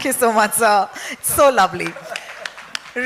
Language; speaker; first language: English; non-native, local second language; Hindi